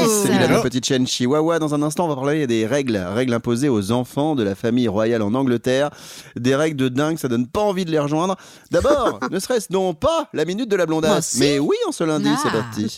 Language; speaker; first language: French; native; French